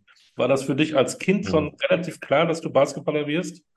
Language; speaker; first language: German; native; German